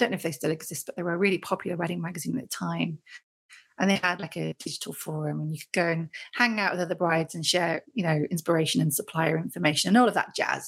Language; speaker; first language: English; native; English